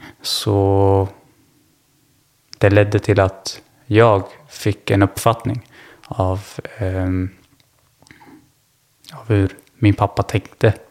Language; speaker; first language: Swedish; early bilingual, other home language; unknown